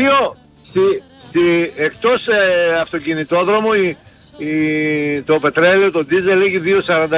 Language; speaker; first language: Greek; native; Greek